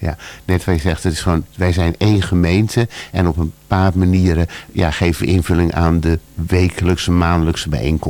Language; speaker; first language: Dutch; native; Dutch